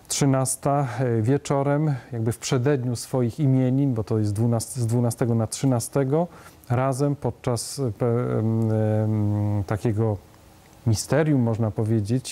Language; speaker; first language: Polish; native; Polish